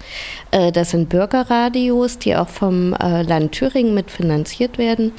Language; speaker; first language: German; native; German